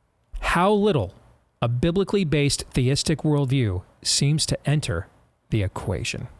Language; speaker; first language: English; native; English